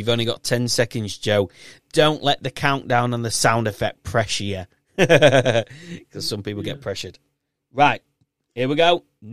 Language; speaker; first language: English; native; English